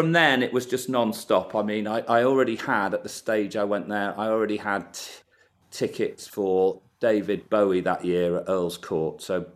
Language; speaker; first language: English; native; English